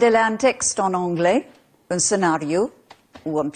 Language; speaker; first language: French; non-native, fluent; English